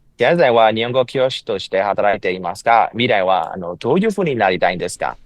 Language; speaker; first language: Japanese; non-native, fluent; Burmese